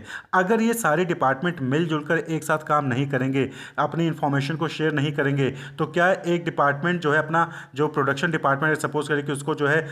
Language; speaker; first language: Hindi; native; Hindi